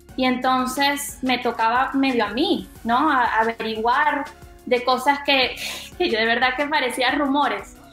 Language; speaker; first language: Spanish; native; Spanish